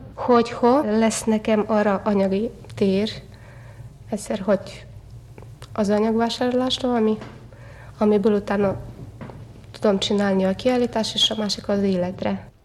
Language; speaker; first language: Hungarian; non-native, learner; Russian